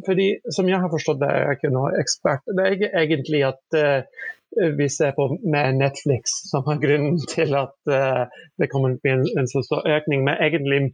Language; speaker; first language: Norwegian; non-native, fluent; English